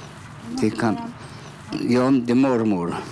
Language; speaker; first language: Swedish; non-native, fluent; Polish